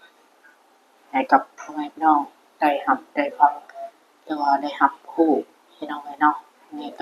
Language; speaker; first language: Thai; non-native, local second language; Lao